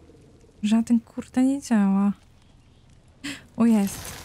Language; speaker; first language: Polish; native; Polish